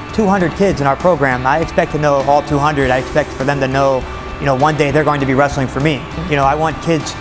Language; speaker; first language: English; native; English